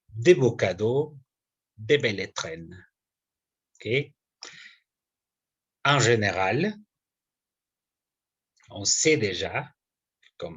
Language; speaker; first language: French; non-native, fluent; Spanish